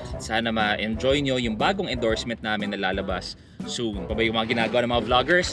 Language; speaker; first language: Filipino; native; Filipino